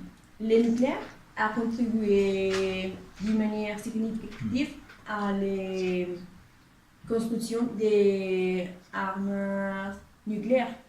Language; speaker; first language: French; non-native, learner; Spanish